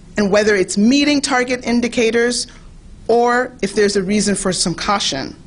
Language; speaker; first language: English; native; English